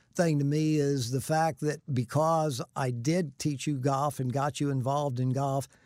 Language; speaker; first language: English; native; English